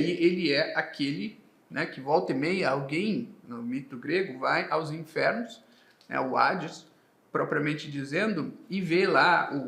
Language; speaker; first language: Portuguese; native; Portuguese